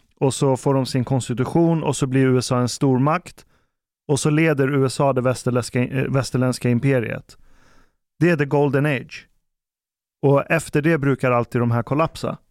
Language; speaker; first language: Swedish; early bilingual, other home language; Persian